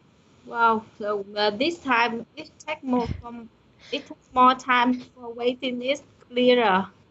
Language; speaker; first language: English; non-native, learner; Vietnamese